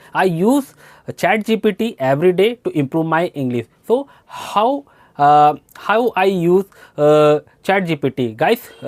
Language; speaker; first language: English; non-native, learner; Hindi